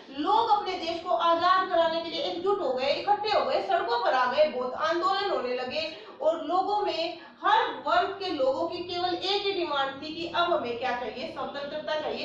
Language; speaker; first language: Hindi; native; Hindi